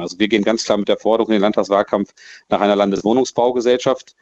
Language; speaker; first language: German; native; German